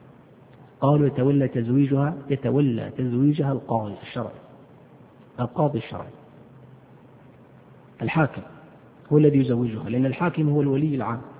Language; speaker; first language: Arabic; native; Arabic